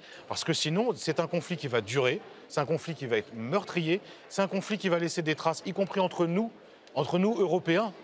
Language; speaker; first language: French; native; French